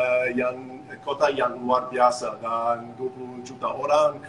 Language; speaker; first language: Indonesian; non-native, fluent; English